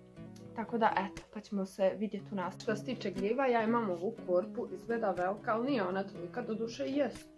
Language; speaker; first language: Croatian; native; Croatian